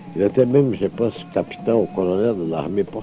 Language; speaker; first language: French; non-native, fluent; Portuguese